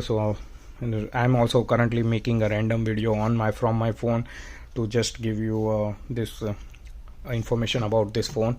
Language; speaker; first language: English; non-native, fluent; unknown